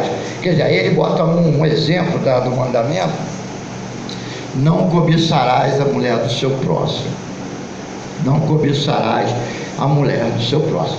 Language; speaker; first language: Portuguese; native; Portuguese